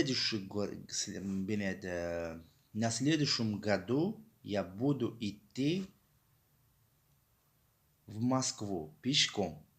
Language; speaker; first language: Russian; non-native, fluent; Tajik